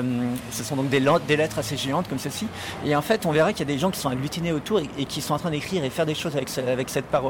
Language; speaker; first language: French; native; French